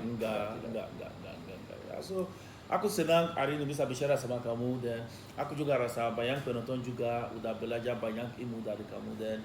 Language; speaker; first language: Indonesian; non-native, fluent; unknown